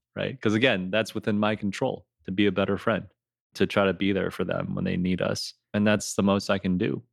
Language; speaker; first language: English; native; English